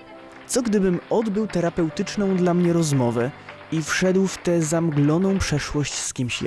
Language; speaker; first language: Polish; native; Polish